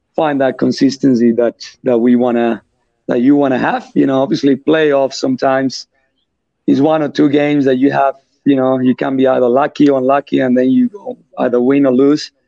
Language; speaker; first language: English; non-native, fluent; Spanish